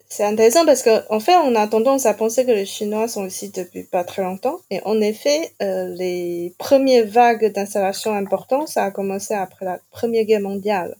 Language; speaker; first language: French; non-native, fluent; Chinese